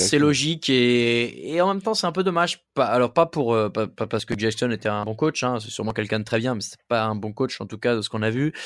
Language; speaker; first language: French; native; French